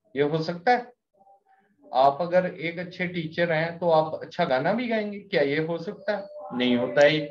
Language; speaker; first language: Hindi; non-native, local second language; Punjabi